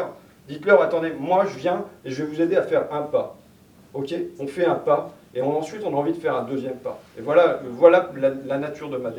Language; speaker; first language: French; native; French